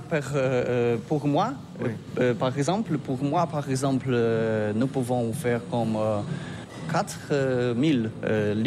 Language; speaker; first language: French; non-native, learner; Polish